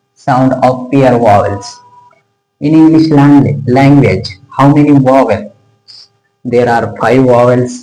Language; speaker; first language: English; non-native, local second language; Marathi